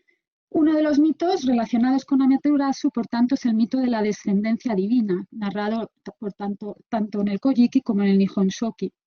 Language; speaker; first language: Spanish; native; Spanish